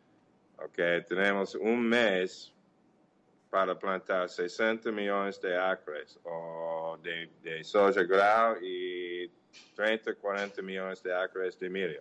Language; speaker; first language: Portuguese; non-native, learner; English